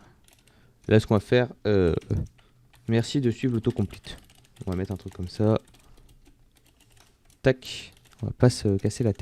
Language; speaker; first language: French; native; French